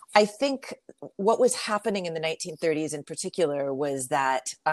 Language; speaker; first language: English; native; English